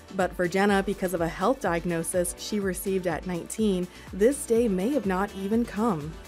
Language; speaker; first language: English; native; English